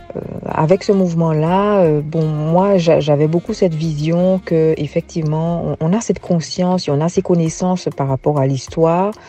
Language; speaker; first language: French; native; French